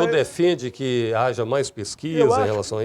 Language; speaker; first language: Portuguese; native; Portuguese